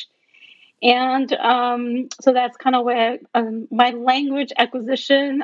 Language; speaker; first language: English; non-native, fluent; Min Nan Chinese